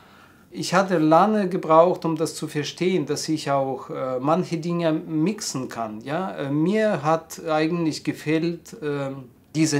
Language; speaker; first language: German; non-native, fluent; Russian